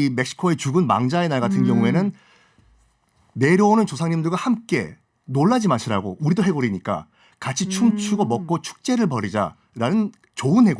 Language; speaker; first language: Korean; native; Korean